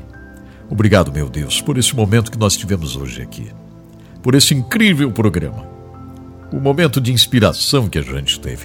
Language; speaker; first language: Portuguese; native; Portuguese